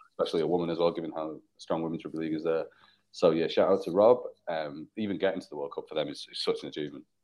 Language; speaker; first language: English; native; English